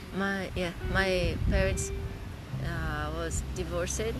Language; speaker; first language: English; non-native, learner; Portuguese